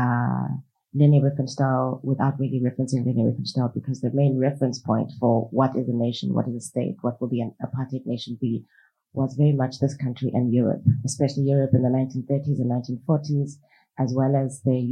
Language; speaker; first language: English; non-native, local second language; Xhosa